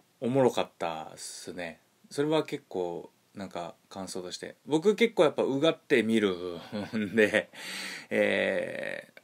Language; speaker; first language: Japanese; native; Japanese